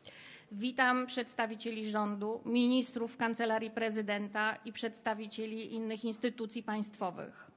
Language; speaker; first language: Polish; native; Polish